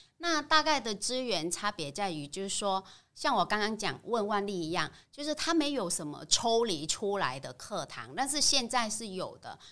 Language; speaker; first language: Chinese; non-native, fluent; Vietnamese